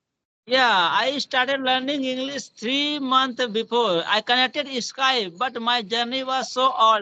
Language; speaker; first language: English; non-native, learner; Hindi